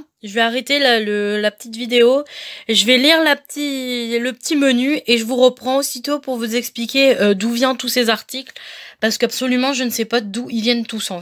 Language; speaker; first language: French; native; French